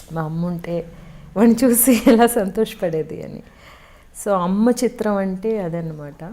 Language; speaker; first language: Telugu; native; Telugu